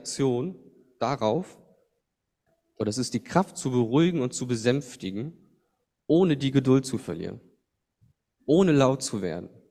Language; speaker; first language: German; native; German